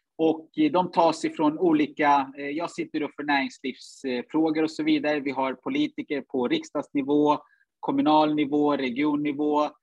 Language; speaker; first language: Swedish; early bilingual, other home language; Ganda